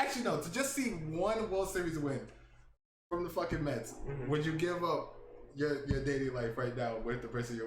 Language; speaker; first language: English; native; English